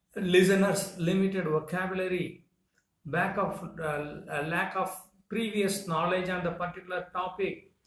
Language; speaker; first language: English; non-native, local second language; Tamil